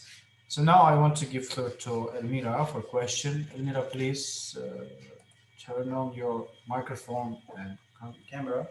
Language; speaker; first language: English; non-native, fluent; Russian